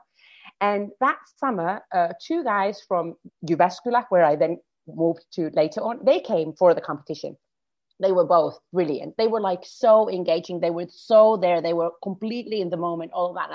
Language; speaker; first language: English; non-native, fluent; Finnish